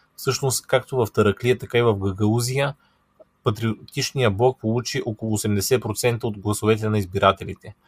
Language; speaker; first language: Bulgarian; native; Bulgarian